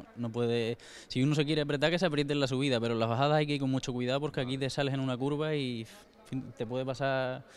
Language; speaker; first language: Spanish; native; Spanish